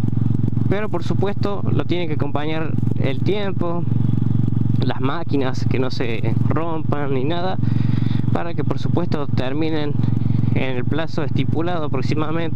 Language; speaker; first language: Spanish; native; Spanish